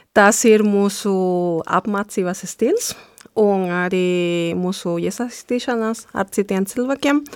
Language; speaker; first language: Latvian; non-native, fluent; Spanish